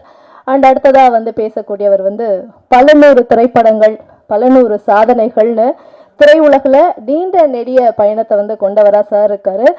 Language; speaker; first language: Tamil; native; Tamil